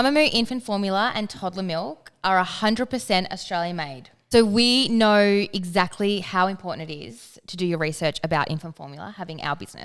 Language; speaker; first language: English; native; English